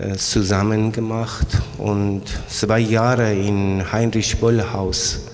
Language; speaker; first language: German; non-native, learner; Persian